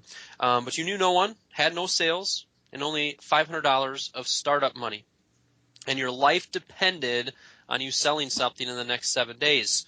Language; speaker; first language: English; native; English